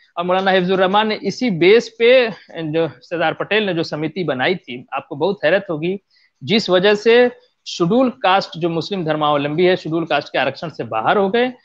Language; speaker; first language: Hindi; non-native, local second language; Bhojpuri